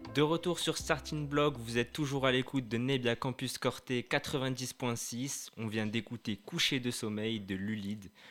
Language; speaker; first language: French; native; French